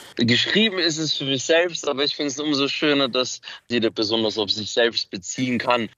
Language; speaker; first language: German; early bilingual, other home language; Macedonian